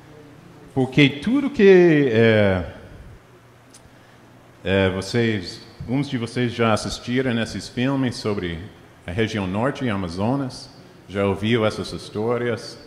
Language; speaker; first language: Portuguese; non-native, fluent; English